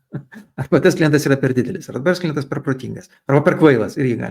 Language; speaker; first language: Lithuanian; native; Lithuanian